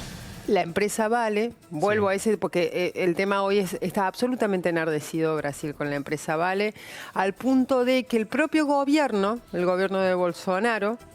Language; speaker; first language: Spanish; native; Spanish